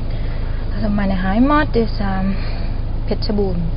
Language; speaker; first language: German; non-native, learner; Thai